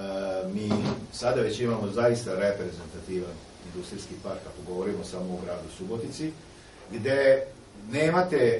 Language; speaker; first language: Serbian; native; Serbian